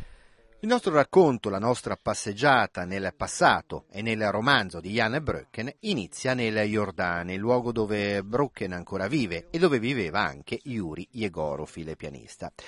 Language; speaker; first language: Italian; native; Italian